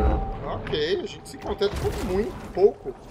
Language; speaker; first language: Portuguese; native; Portuguese